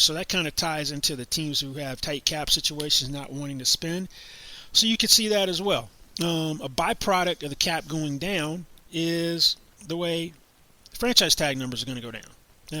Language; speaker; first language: English; native; English